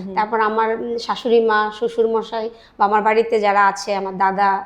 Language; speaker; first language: Bangla; native; Bangla